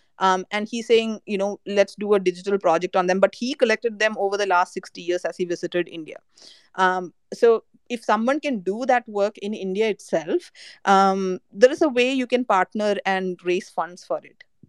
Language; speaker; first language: English; non-native, local second language; Malayalam